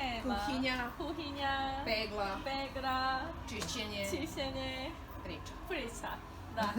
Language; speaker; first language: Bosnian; non-native, learner; Korean